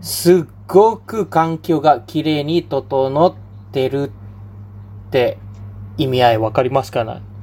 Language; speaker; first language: Japanese; non-native, fluent; Malay